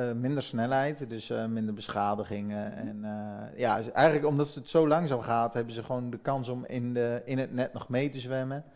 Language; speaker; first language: Dutch; native; Dutch